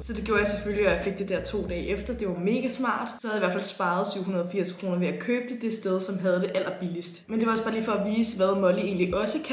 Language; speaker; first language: Danish; native; Danish